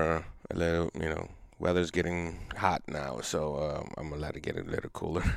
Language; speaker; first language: English; non-native, fluent; Papiamento